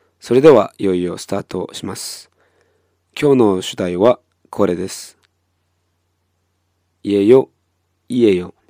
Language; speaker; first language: Japanese; non-native, fluent; Korean